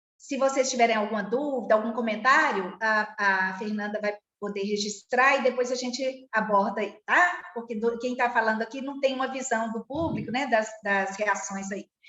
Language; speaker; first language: Portuguese; native; Portuguese